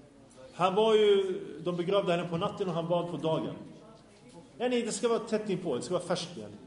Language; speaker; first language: Swedish; early bilingual, other home language; Arabic